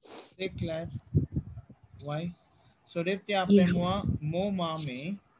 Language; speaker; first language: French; non-native, fluent; Hindi